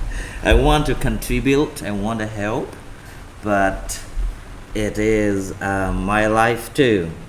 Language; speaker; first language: English; non-native, fluent; Vietnamese